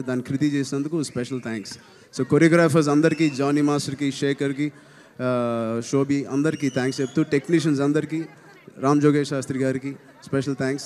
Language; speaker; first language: Telugu; native; Telugu